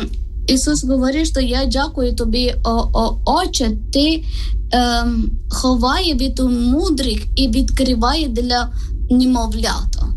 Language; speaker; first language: Ukrainian; non-native, learner; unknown